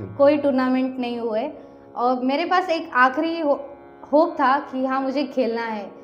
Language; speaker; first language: Hindi; non-native, local second language; Nepali